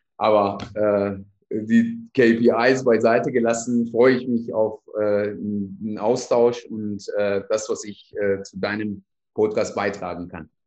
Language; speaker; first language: German; non-native, fluent; Persian